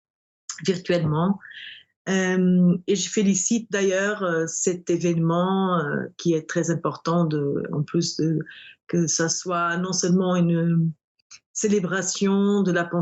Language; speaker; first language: French; non-native, fluent; Portuguese